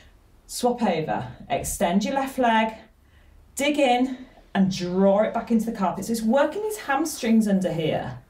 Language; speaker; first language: English; native; English